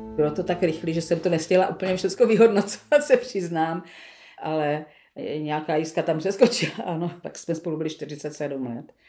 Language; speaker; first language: Czech; native; Czech